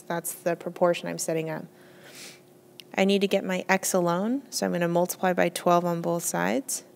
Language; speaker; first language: English; native; English